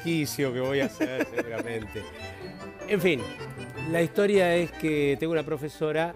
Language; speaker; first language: Spanish; native; Spanish